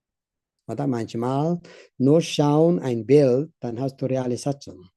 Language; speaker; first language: German; non-native, learner; Tibetan